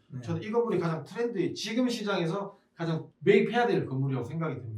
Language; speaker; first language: Korean; native; Korean